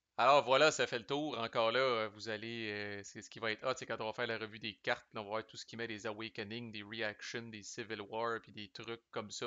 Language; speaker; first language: French; native; French